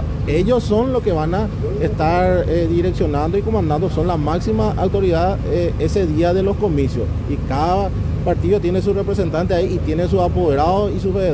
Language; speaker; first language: Spanish; native; Spanish